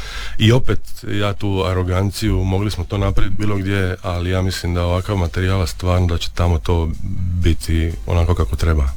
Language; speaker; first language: Serbian; native; Serbian